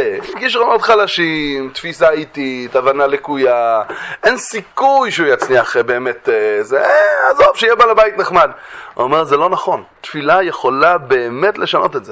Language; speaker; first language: Hebrew; native; Hebrew